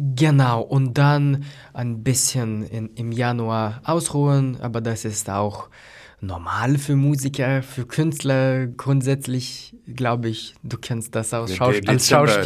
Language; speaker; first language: German; non-native, fluent; Lithuanian